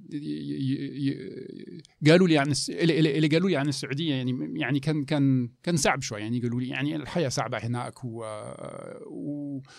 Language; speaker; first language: Arabic; non-native, fluent; French